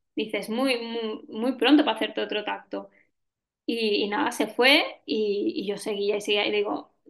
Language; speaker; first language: Spanish; native; Spanish